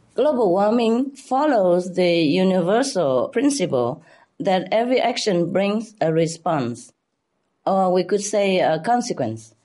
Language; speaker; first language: English; non-native, fluent; Vietnamese